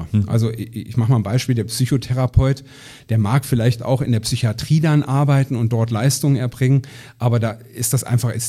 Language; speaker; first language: German; native; German